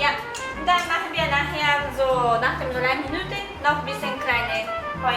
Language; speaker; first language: German; non-native, learner; Japanese